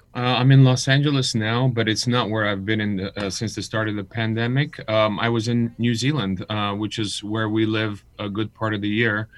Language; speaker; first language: English; early bilingual, other home language; Armenian